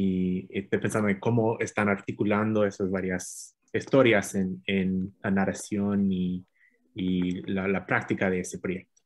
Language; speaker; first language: Spanish; non-native, fluent; English